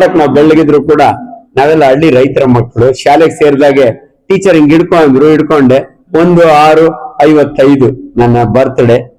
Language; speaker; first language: Kannada; native; Kannada